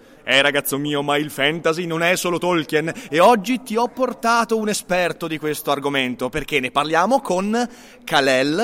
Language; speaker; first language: Italian; native; Italian